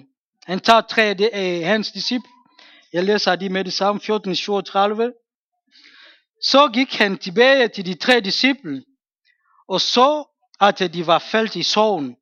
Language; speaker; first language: Danish; non-native, fluent; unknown